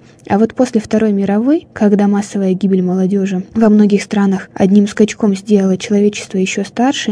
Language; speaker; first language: Russian; native; Russian